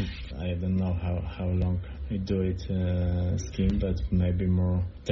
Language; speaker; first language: English; non-native, learner; Polish